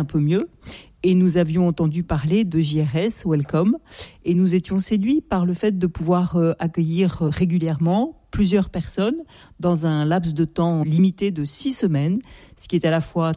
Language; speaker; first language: French; native; French